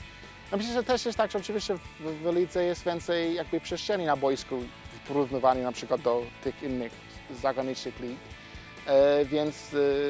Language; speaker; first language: Polish; non-native, fluent; English